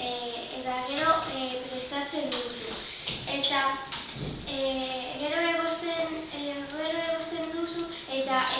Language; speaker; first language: Basque; non-native, local second language; Spanish